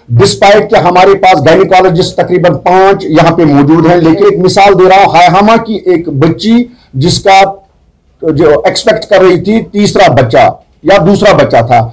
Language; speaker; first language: Urdu; non-native, local second language; Kashmiri